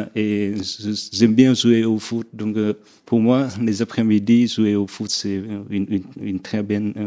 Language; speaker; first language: French; non-native, fluent; Vietnamese